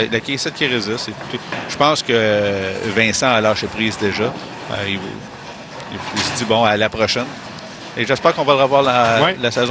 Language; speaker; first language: French; native; French